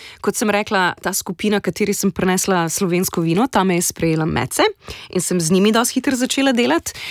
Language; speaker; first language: Slovenian; native; Slovenian